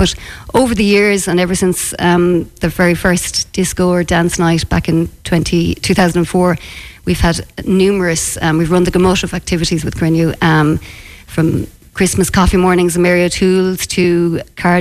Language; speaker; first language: English; native; English